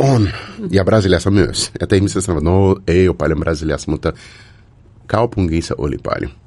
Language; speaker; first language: Finnish; non-native, fluent; Portuguese